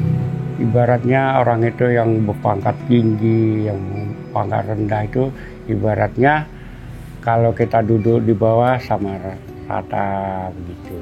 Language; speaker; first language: Indonesian; non-native, local second language; Balinese